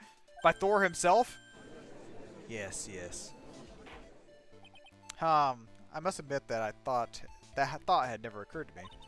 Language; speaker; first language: English; native; English